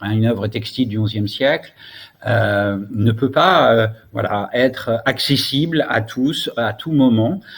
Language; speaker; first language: French; native; French